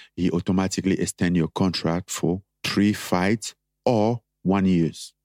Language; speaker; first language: English; non-native, local second language; French